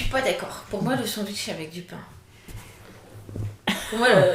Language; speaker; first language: French; native; French